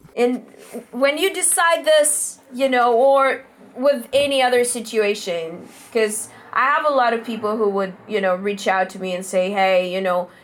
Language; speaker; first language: English; non-native, fluent; Russian